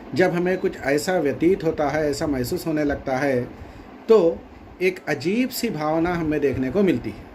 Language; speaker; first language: Hindi; non-native, local second language; Telugu